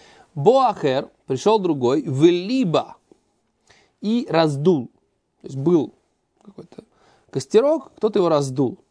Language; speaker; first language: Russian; native; Russian